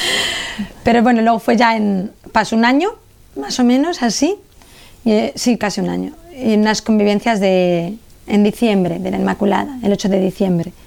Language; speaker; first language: Spanish; native; Spanish